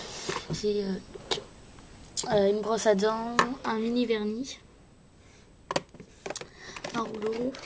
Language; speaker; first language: French; native; French